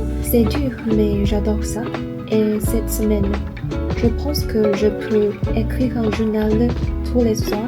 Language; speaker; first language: French; non-native, learner; Chinese